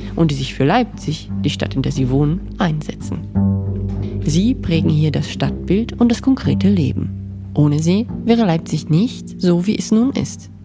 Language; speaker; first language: German; non-native, fluent; Italian